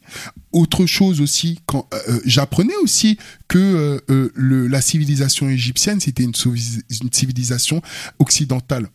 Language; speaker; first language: French; early bilingual, other home language; Wolof